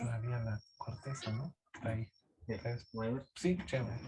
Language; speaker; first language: Spanish; non-native, fluent; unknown